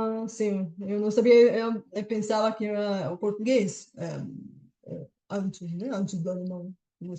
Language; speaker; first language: Portuguese; non-native, fluent; Bulgarian